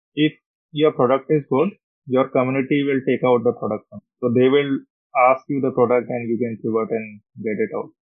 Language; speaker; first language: English; non-native, local second language; Hindi